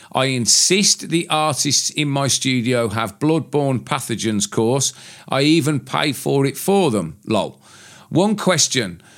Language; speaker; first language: English; native; English